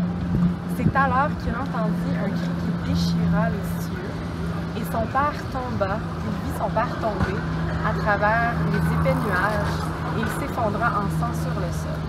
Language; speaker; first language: French; native; French